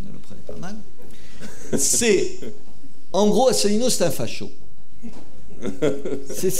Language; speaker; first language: French; native; French